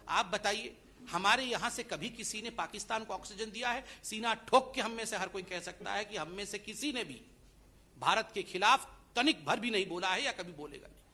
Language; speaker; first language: Hindi; non-native, local second language; Odia